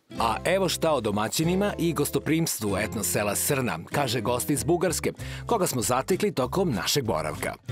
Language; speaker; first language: Serbian; native; Serbian